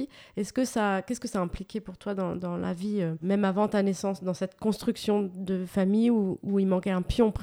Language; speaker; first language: French; native; French